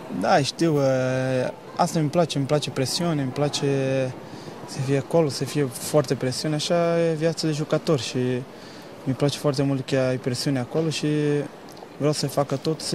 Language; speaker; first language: Romanian; non-native, learner; Portuguese